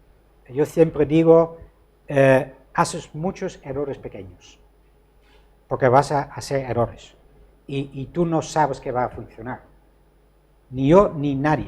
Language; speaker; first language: Spanish; non-native, fluent; Dutch